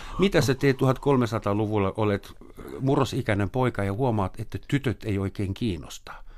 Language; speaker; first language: Finnish; non-native, fluent; German